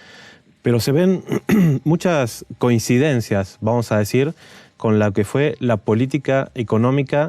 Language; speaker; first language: Spanish; native; Spanish